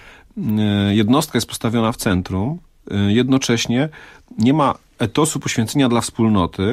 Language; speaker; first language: Polish; native; Polish